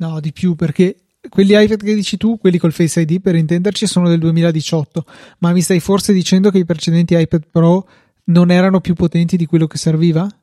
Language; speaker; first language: Italian; native; Italian